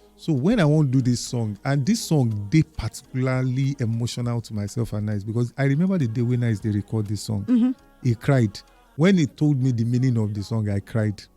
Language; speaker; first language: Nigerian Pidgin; non-native, local second language; Yoruba